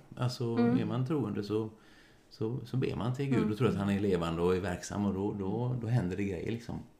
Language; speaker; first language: Swedish; non-native, fluent; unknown